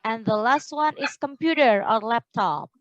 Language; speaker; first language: English; non-native, learner; Indonesian